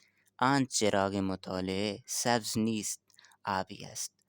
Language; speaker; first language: Persian; non-native, fluent; Urdu